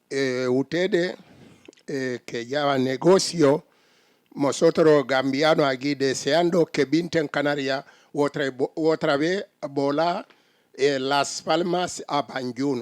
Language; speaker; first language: Spanish; non-native, learner; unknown